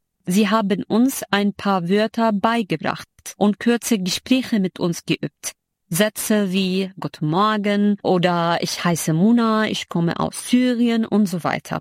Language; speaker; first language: German; non-native, fluent; Arabic